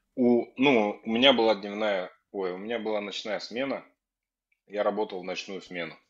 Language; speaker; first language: Russian; native; Russian